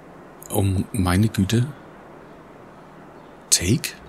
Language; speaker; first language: German; native; German